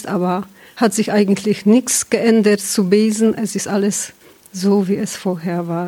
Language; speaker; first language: German; non-native, fluent; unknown